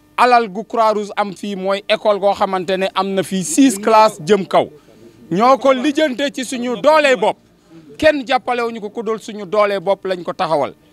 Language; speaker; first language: Wolof; non-native, local second language; Jola-Fonyi